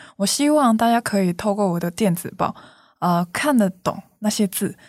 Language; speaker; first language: Chinese; non-native, local second language; Cantonese